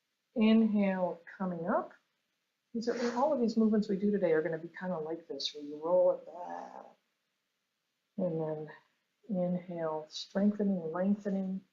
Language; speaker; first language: English; native; English